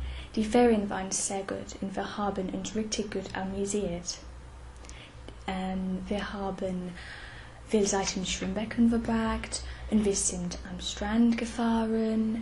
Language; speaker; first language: German; non-native, fluent; English